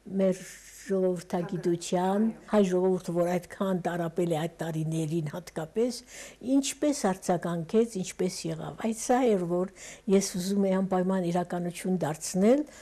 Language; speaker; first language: Armenian; early bilingual, heritage; Armenian